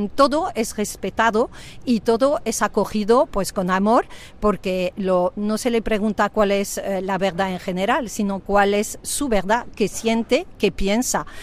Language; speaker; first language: Spanish; non-native, fluent; French